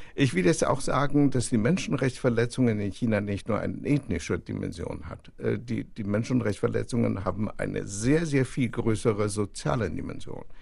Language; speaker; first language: German; non-native, fluent; Chinese